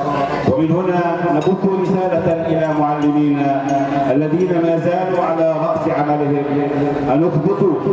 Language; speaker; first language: Arabic; native; Arabic